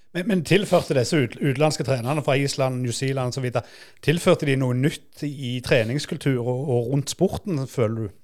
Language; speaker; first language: Norwegian; native; Norwegian